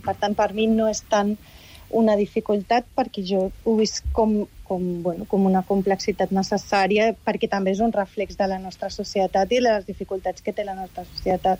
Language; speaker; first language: Catalan; native; Catalan